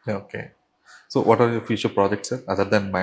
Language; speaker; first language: Telugu; native; Telugu